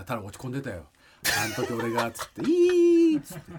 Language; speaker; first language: Japanese; native; Japanese